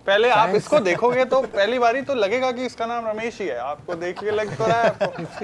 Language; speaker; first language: Hindi; native; Hindi